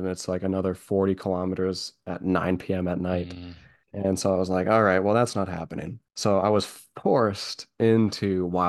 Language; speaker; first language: English; native; English